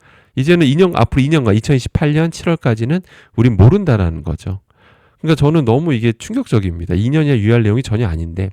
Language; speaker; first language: Korean; native; Korean